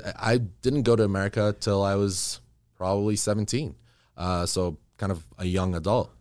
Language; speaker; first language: English; early bilingual, other home language; Arabic